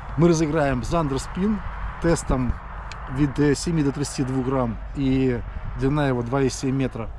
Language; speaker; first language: Ukrainian; non-native, local second language; Russian